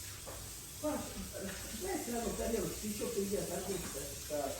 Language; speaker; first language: Russian; native; Russian